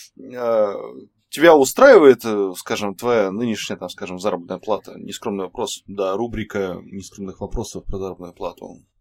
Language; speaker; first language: Russian; native; Russian